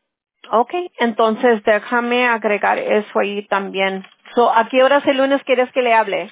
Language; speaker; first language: Spanish; early bilingual, heritage; Spanish